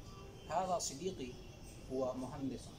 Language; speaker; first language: Arabic; non-native, learner; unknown